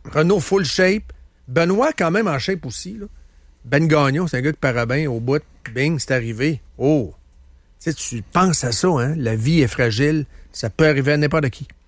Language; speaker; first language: French; native; French